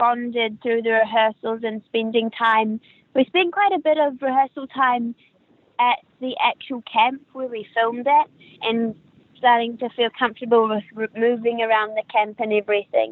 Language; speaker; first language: English; native; English